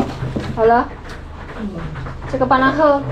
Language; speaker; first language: Chinese; non-native, learner; Javanese